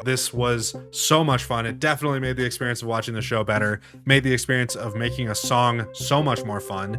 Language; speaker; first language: English; native; English